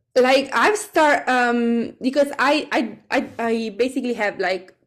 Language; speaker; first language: English; non-native, fluent; Italian